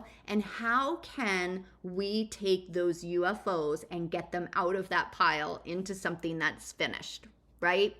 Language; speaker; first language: English; native; English